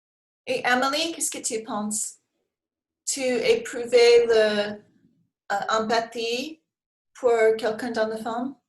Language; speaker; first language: French; non-native, learner; English